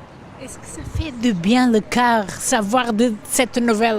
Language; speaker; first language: French; non-native, fluent; Portuguese